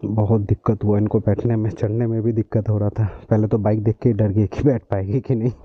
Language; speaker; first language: Hindi; non-native, local second language; Bangla